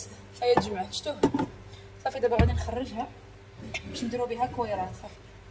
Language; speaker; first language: Arabic; native; Arabic